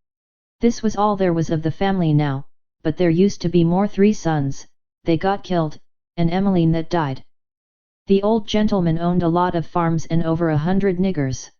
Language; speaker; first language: English; native; English